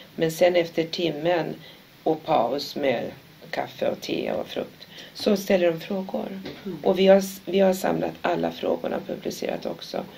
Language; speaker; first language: Swedish; native; Swedish